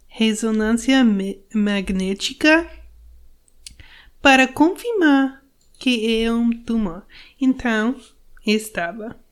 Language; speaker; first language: Portuguese; non-native, learner; English